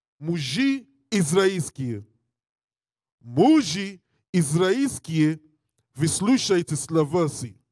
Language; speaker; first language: Russian; non-native, learner; English